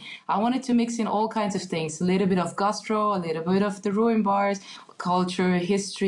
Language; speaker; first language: English; non-native, fluent; Hungarian